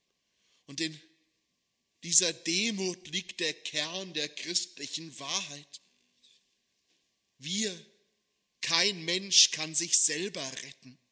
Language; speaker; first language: German; native; German